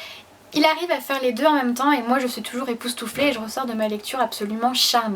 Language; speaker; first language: French; native; French